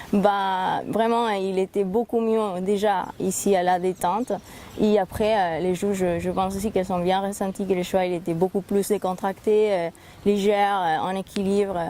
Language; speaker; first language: French; non-native, fluent; Spanish